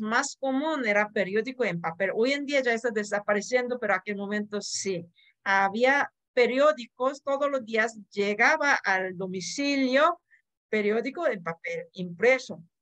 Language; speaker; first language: Spanish; non-native, fluent; Korean